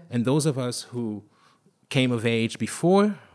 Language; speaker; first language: English; non-native, fluent; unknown